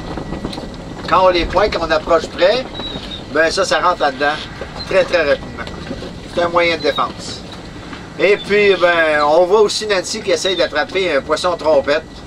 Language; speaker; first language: French; native; French